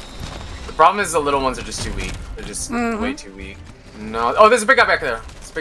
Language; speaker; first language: English; native; English